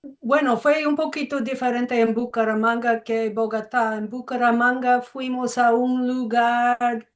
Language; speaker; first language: Spanish; non-native, fluent; English